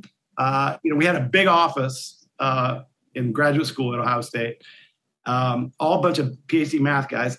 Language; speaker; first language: English; native; English